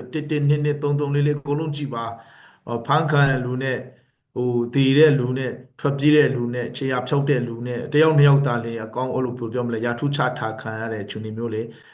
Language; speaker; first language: Burmese; non-native, local second language; Hakha Chin